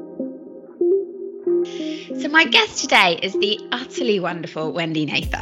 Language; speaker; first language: English; native; English